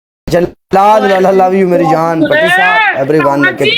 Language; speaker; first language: Hindi; non-native, fluent; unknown